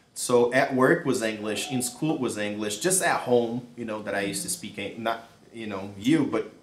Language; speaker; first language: English; non-native, fluent; Portuguese